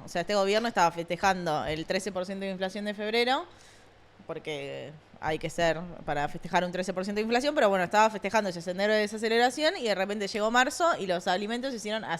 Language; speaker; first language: Spanish; native; Spanish